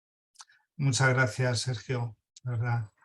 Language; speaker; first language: Spanish; native; Spanish